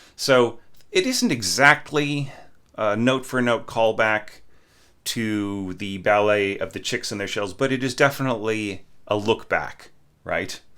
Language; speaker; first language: English; native; English